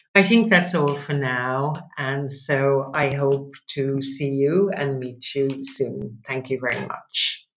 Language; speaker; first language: English; native; English